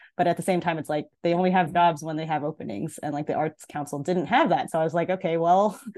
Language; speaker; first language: English; early bilingual, other home language; Filipino